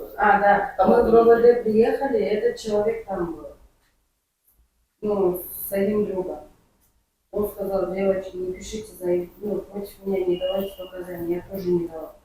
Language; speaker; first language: Russian; non-native, local second language; Kyrgyz